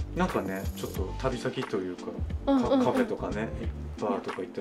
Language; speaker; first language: Japanese; native; Japanese